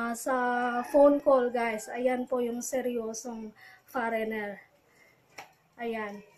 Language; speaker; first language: Filipino; non-native, local second language; Iloko